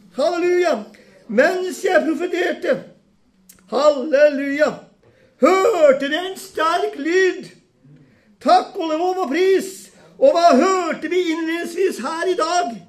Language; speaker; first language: Norwegian; native; Norwegian